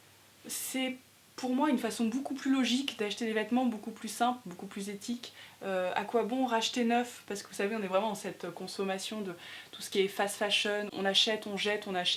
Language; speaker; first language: French; native; French